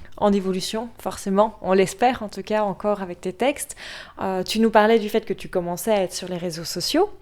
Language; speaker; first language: French; native; French